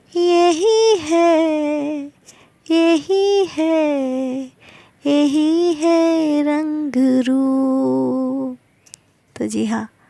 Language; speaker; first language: Hindi; non-native, local second language; Bangla